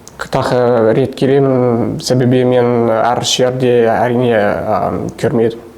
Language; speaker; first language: Kazakh; non-native, learner; Swiss German